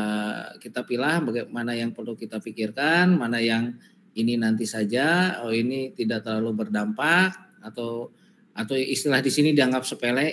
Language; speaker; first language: Indonesian; native; Indonesian